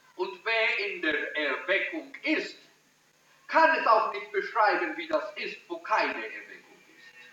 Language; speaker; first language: German; early bilingual, heritage; German